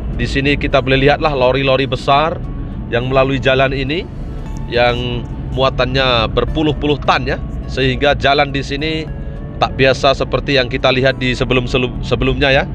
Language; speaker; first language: Indonesian; native; Indonesian